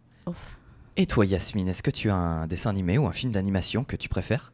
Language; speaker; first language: French; native; French